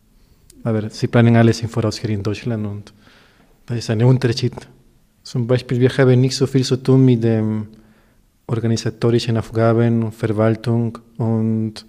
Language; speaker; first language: German; non-native, fluent; Spanish